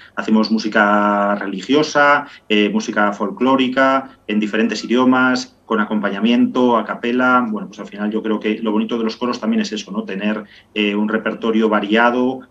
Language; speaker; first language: Spanish; native; Spanish